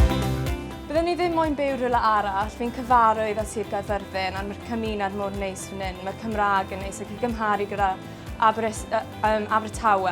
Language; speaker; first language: Welsh; native; Welsh